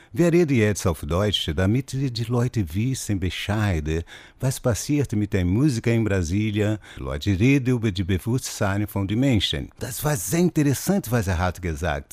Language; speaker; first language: German; non-native, fluent; Portuguese